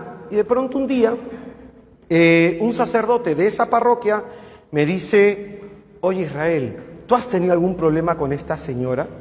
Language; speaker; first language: Spanish; native; Spanish